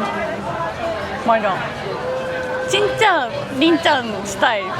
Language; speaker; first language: Korean; non-native, fluent; Japanese